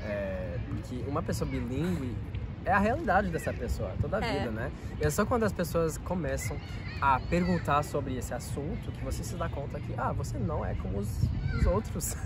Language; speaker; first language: Portuguese; non-native, fluent; French